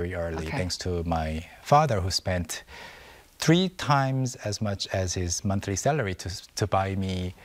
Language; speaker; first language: English; non-native, fluent; Korean